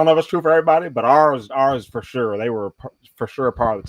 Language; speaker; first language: English; native; English